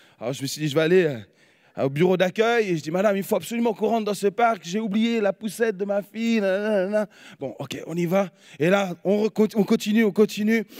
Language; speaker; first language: French; native; French